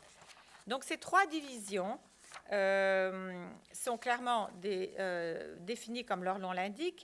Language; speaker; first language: French; native; French